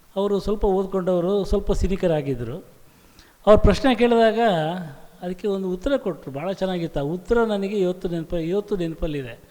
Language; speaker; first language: Kannada; native; Kannada